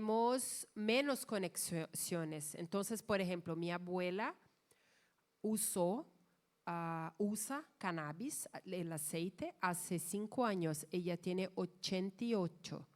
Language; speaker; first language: Spanish; non-native, fluent; Portuguese